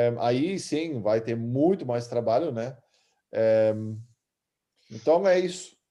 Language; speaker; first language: Portuguese; early bilingual, other home language; German